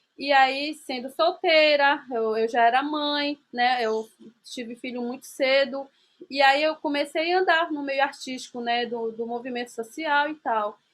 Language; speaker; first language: Portuguese; non-native, local second language; Ticuna